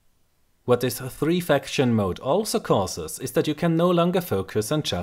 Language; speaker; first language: English; non-native, fluent; German